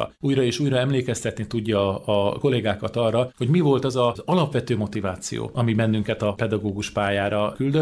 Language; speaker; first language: Hungarian; native; Hungarian